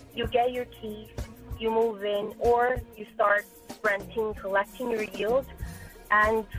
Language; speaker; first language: English; non-native, fluent; Portuguese